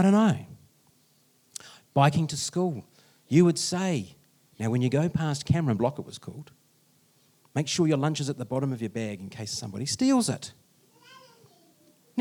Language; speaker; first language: English; native; English